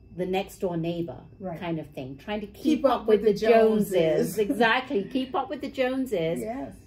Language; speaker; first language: English; native; English